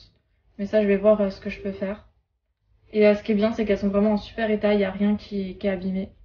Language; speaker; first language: French; native; French